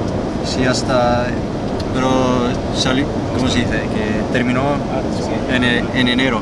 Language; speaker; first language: Spanish; non-native, fluent; Swedish